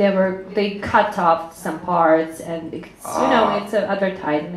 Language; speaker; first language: English; non-native, fluent; Bosnian